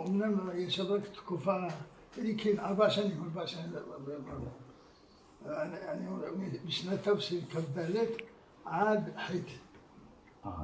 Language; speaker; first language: Hebrew; non-native, fluent; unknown